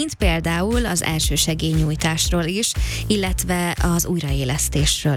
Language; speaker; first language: Hungarian; native; Hungarian